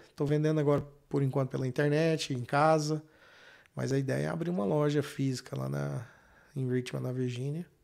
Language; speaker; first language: Portuguese; native; Portuguese